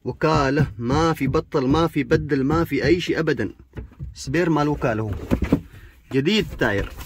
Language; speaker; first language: Arabic; non-native, learner; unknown